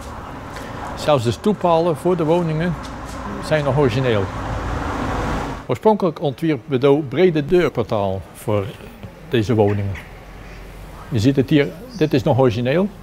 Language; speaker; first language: Dutch; native; Dutch